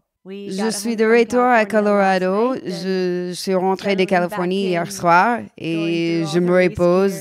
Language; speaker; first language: French; non-native, learner; English